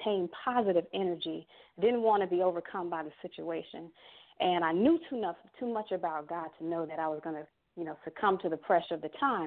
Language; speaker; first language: English; native; English